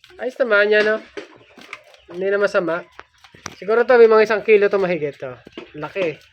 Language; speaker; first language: Filipino; native; Filipino